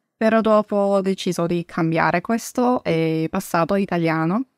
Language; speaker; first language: English; non-native, fluent; Turkish